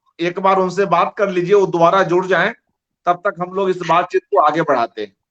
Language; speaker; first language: Hindi; native; Hindi